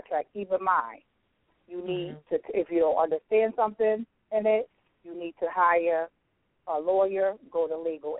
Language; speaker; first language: English; native; English